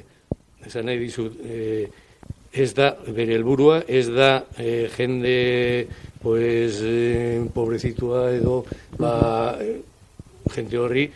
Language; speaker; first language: Basque; non-native, local second language; Spanish